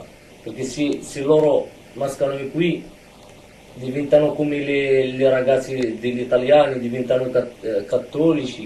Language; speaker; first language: Italian; non-native, learner; Arabic